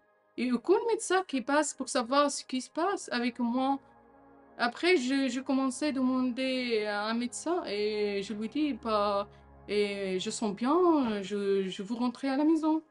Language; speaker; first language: French; non-native, fluent; Arabic